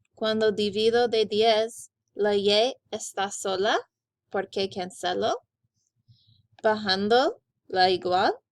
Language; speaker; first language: Spanish; non-native, learner; English